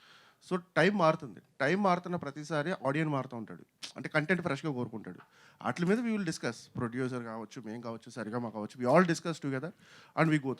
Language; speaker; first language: Telugu; native; Telugu